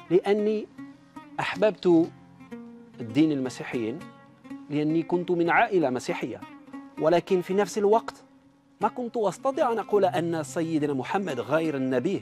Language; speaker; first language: Arabic; non-native, fluent; French